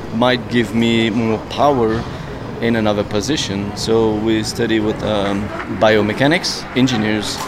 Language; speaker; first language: English; non-native, fluent; French